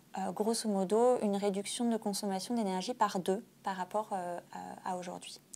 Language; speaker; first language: French; native; French